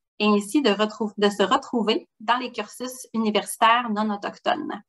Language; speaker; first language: French; native; French